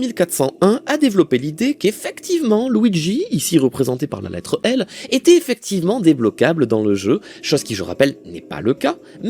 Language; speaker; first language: French; native; French